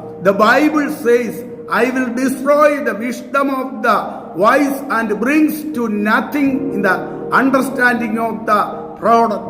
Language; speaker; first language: English; non-native, local second language; Malayalam